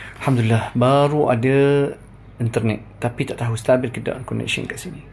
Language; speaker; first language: Malay; non-native, fluent; Arabic